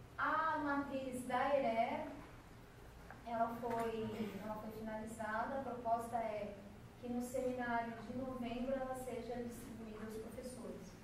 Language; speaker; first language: Portuguese; native; Portuguese